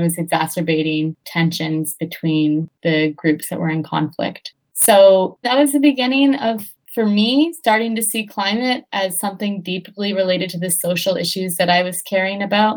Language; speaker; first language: English; native; English